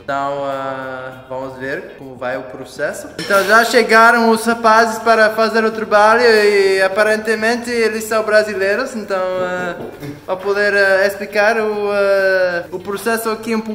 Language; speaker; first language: Portuguese; non-native, learner; English